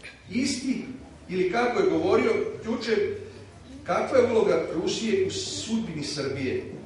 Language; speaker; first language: Serbian; native; Serbian